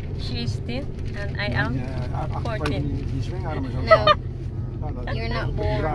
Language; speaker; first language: English; non-native, local second language; Filipino